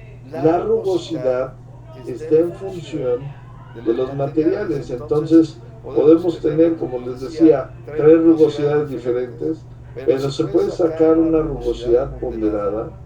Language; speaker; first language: Spanish; native; Spanish